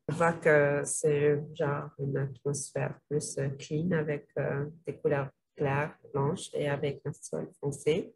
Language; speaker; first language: French; non-native, local second language; Arabic